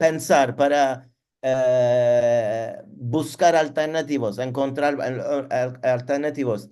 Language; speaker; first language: Spanish; non-native, learner; Turkish